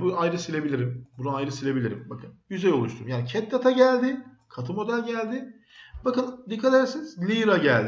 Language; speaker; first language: Turkish; native; Turkish